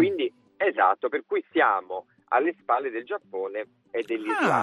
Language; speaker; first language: Italian; native; Italian